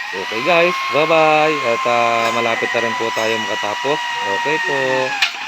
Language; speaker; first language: Filipino; native; Filipino